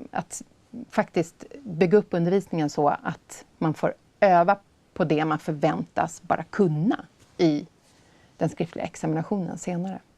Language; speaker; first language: Swedish; native; Swedish